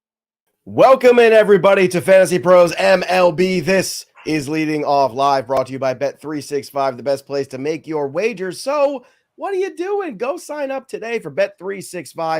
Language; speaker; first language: English; native; English